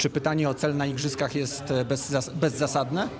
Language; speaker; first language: Polish; native; Polish